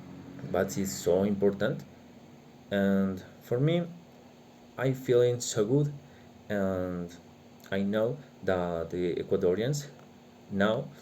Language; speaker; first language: English; non-native, learner; Spanish